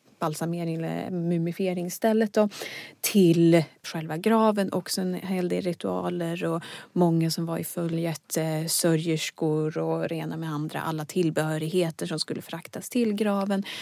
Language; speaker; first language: Swedish; native; Swedish